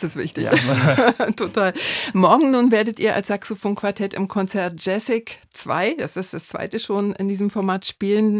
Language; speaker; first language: German; native; German